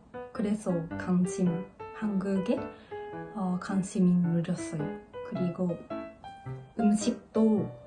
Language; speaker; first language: Korean; non-native, learner; Japanese